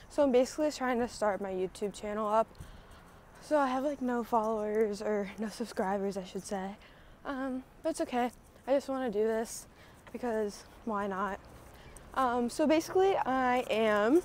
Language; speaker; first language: English; native; English